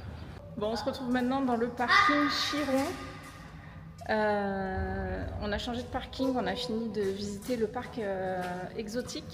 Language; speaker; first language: French; native; French